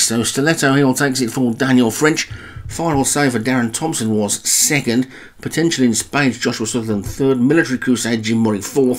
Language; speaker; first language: English; native; English